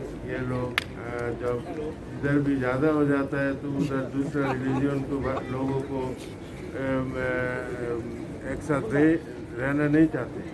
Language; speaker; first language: Hindi; non-native, learner; Bangla